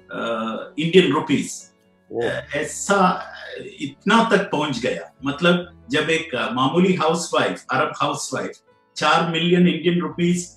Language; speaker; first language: Hindi; non-native, local second language; Malayalam